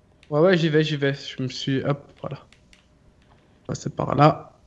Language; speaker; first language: French; native; French